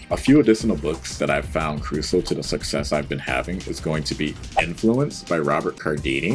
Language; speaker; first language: English; native; English